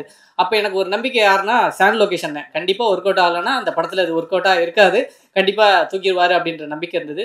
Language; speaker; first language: Tamil; native; Tamil